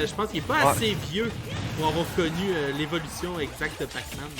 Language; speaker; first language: French; native; French